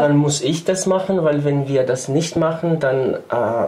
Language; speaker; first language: German; non-native, fluent; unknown